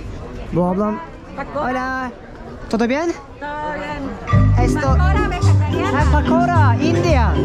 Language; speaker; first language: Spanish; non-native, learner; Turkish